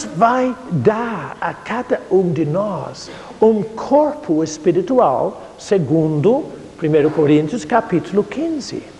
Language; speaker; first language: Portuguese; non-native, fluent; English